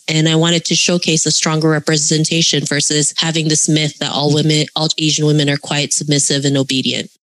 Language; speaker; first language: English; early bilingual, other home language; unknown